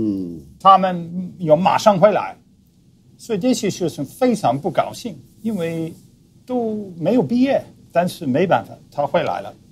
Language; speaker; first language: Chinese; non-native, fluent; English